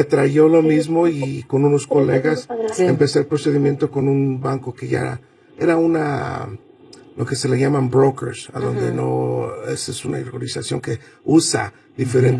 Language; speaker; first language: Spanish; early bilingual, heritage; Spanish